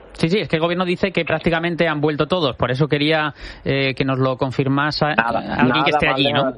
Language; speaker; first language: Spanish; native; Spanish